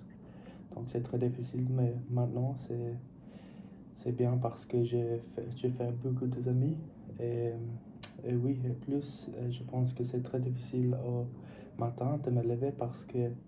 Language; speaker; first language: French; non-native, learner; English